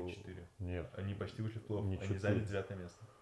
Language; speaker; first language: Russian; native; Russian